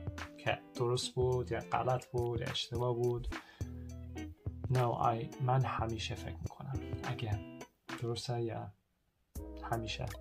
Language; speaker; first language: Persian; early bilingual, heritage; Persian